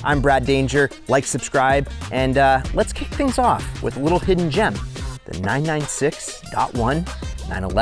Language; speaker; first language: English; native; English